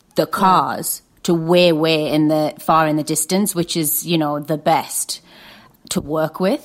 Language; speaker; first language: English; native; English